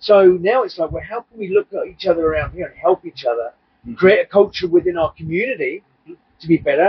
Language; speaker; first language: English; native; English